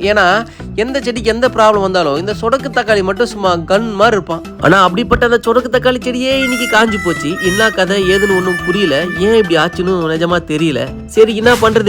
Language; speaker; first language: Tamil; native; Tamil